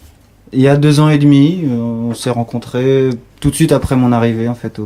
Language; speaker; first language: French; native; French